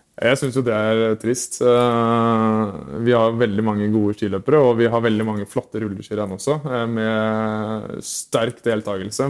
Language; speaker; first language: Norwegian; native; Norwegian